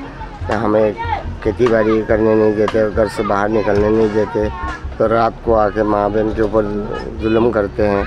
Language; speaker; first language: Hindi; non-native, fluent; Rohingya